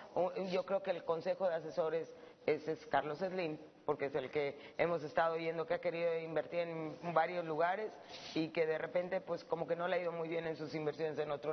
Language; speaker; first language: Spanish; native; Spanish